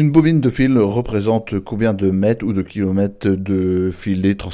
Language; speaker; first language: French; native; French